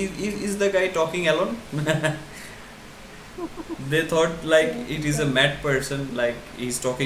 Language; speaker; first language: English; non-native, fluent; Bangla